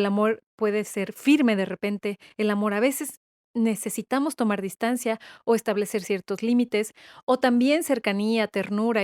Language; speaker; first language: Spanish; native; Spanish